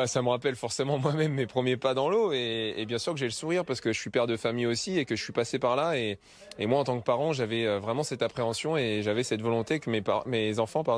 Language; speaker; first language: French; native; French